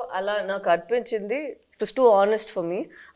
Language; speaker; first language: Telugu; non-native, fluent; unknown